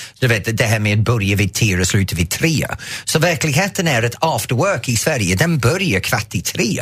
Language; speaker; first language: Swedish; non-native, fluent; English